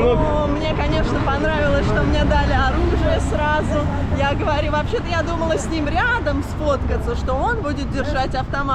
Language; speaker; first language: Russian; native; Russian